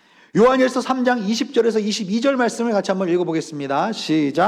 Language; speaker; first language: Korean; native; Korean